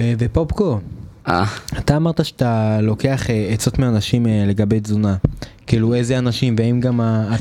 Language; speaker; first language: Hebrew; native; Hebrew